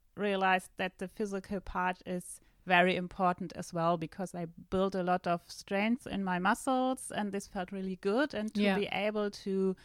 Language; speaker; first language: English; non-native, fluent; German